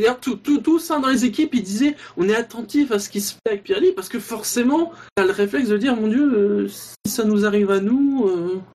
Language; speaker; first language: French; native; French